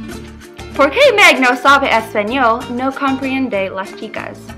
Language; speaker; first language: Spanish; non-native, learner; English